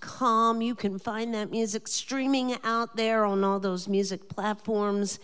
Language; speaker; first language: English; native; English